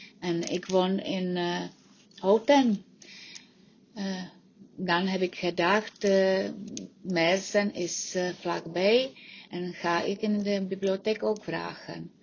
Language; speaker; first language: Dutch; non-native, learner; Czech